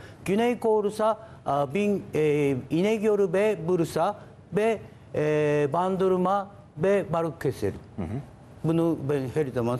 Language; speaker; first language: Turkish; non-native, learner; Japanese